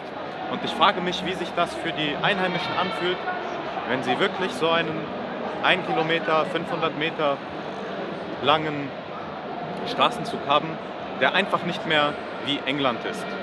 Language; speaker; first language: German; native; German